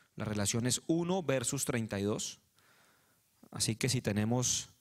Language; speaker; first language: Spanish; native; Spanish